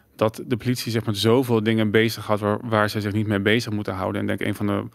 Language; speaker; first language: Dutch; early bilingual, other home language; English